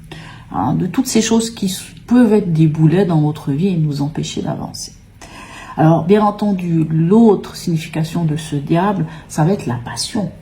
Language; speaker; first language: French; native; French